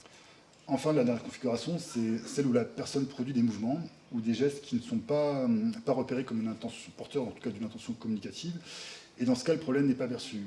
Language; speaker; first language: French; native; French